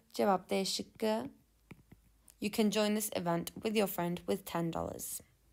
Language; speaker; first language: English; non-native, fluent; Turkish